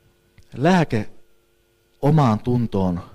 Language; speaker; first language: Finnish; native; Finnish